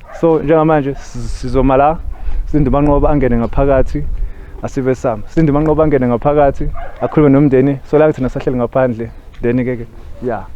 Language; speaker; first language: Zulu; native; Zulu